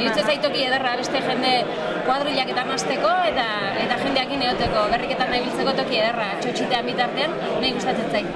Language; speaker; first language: Basque; native; Basque